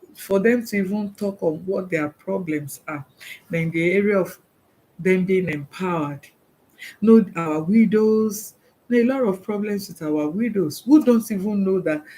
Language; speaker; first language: English; non-native, local second language; Yoruba